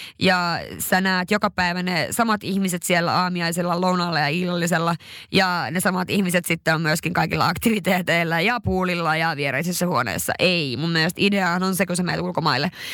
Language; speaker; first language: Finnish; native; Finnish